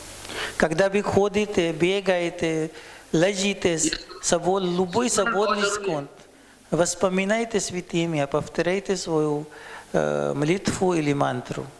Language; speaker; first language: Russian; non-native, learner; Hindi